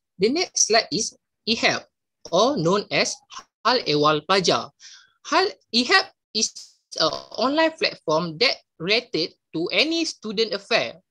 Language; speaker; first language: English; non-native, local second language; Malay